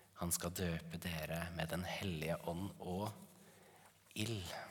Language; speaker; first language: Norwegian; native; Norwegian